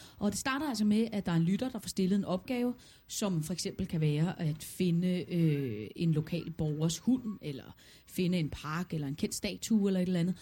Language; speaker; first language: Danish; native; Danish